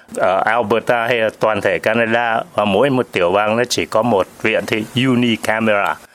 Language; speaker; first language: Vietnamese; native; Vietnamese